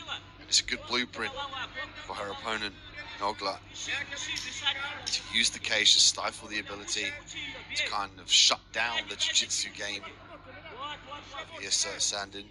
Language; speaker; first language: English; native; English